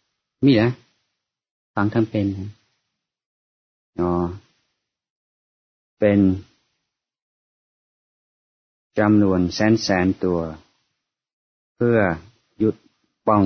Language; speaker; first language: Thai; non-native, fluent; English